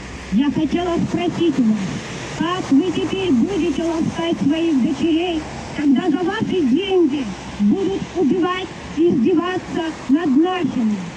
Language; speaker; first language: Russian; native; Russian